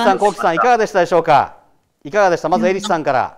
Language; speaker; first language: Japanese; native; Japanese